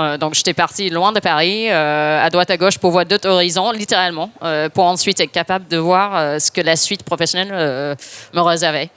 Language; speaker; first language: French; non-native, fluent; English